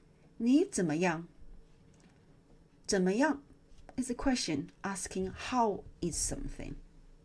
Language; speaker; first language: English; non-native, fluent; Chinese